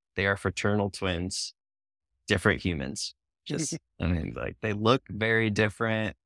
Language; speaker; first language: English; native; English